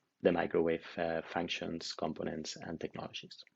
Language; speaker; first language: English; non-native, fluent; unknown